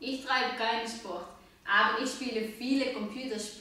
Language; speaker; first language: German; non-native, learner; Dutch